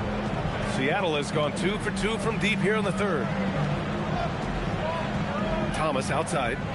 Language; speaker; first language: English; native; English